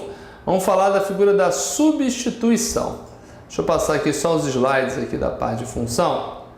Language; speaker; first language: Portuguese; native; Portuguese